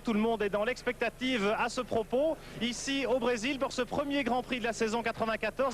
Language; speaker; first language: French; native; French